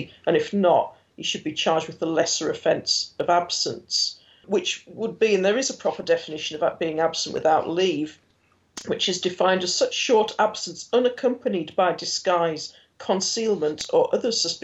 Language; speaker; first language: English; native; English